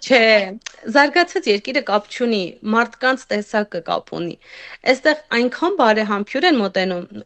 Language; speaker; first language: Armenian; native; Armenian